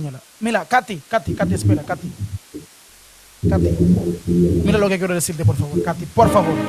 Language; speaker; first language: Spanish; non-native, fluent; Haitian Creole